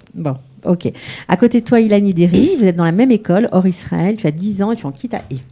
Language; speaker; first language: French; native; French